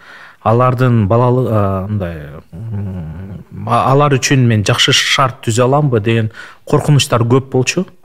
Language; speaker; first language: Kyrgyz; non-native, local second language; Russian